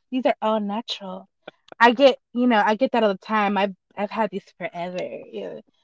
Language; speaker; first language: English; early bilingual, other home language; Spanish